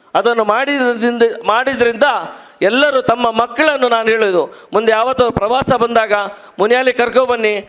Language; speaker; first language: Kannada; non-native, local second language; Tulu